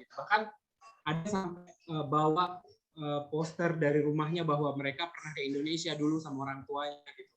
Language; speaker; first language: Indonesian; native; Indonesian